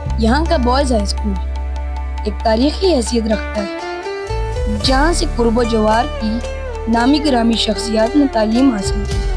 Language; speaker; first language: Urdu; non-native, local second language; Pahari-Potwari